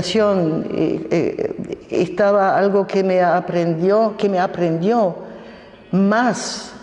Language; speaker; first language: Spanish; non-native, fluent; German